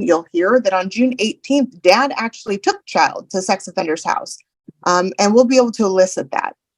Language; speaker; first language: English; native; English